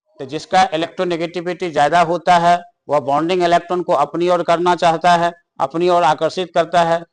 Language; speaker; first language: Hindi; native; Hindi